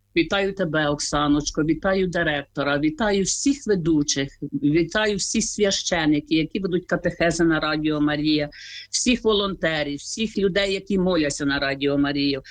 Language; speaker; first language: Ukrainian; native; Ukrainian